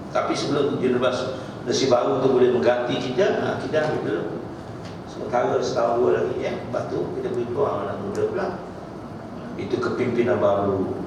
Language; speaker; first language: Malay; native; Malay